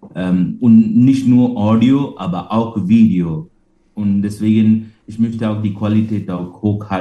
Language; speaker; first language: German; non-native, fluent; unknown